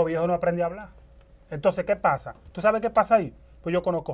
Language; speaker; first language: Spanish; native; Spanish